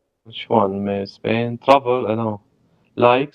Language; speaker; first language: English; non-native, learner; Arabic